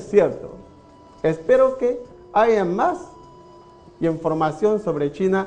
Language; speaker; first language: Spanish; non-native, fluent; Chinese